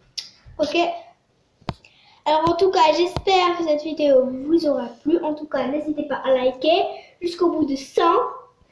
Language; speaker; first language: French; native; French